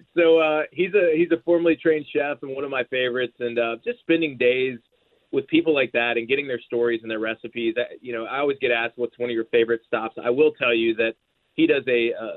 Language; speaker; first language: English; native; English